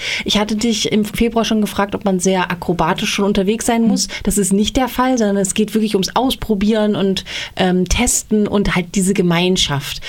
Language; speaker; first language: German; native; German